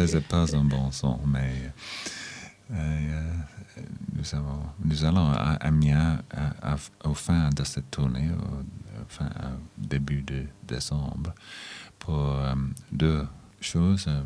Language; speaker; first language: French; non-native, fluent; English